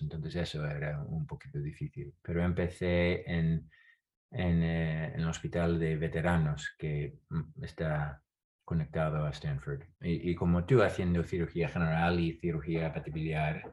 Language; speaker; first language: Spanish; non-native, fluent; English